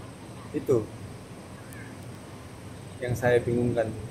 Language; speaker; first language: Indonesian; non-native, fluent; German